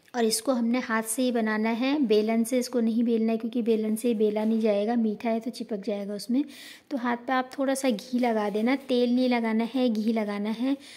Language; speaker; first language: Hindi; native; Hindi